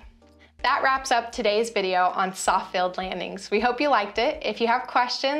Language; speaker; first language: English; native; English